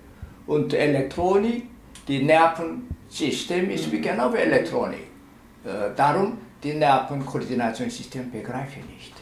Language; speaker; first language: German; non-native, learner; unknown